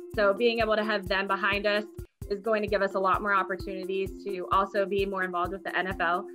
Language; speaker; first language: English; native; English